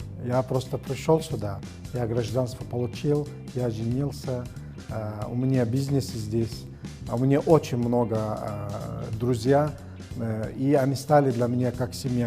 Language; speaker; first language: Russian; non-native, learner; Arabic